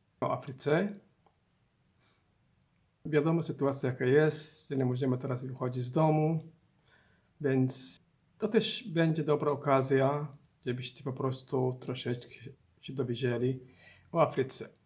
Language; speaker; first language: Polish; non-native, learner; Somali